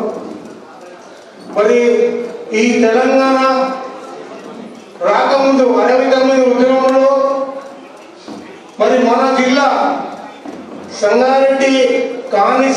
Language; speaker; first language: Telugu; native; Telugu